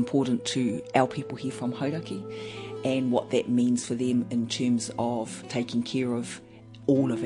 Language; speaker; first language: English; native; English